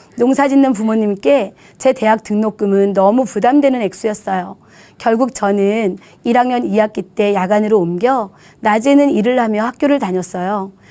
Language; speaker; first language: Korean; native; Korean